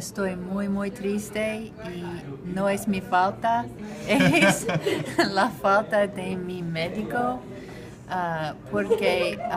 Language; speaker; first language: Spanish; non-native, learner; English